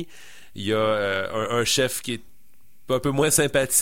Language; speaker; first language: French; native; French